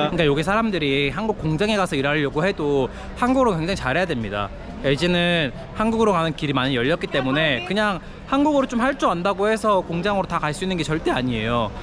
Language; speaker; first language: Korean; native; Korean